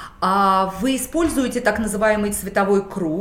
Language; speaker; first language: Russian; native; Russian